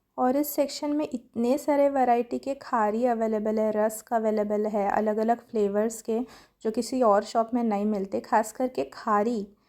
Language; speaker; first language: Hindi; non-native, local second language; Marathi